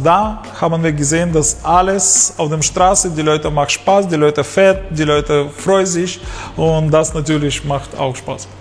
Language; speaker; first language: German; non-native, learner; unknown